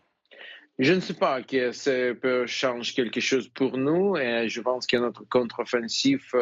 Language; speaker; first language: French; non-native, fluent; Ukrainian